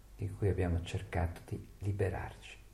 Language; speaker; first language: Italian; native; Italian